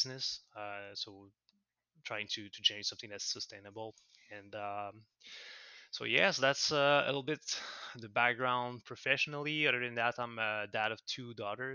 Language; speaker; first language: English; non-native, fluent; French